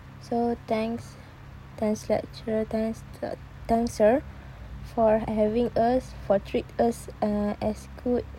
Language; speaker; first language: English; non-native, learner; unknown